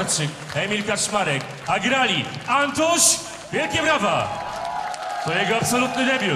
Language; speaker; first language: Polish; native; Polish